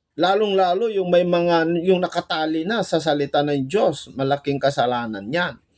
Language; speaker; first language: Filipino; non-native, local second language; Iloko